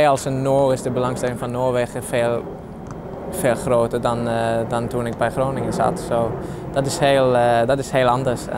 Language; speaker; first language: Dutch; non-native, learner; Norwegian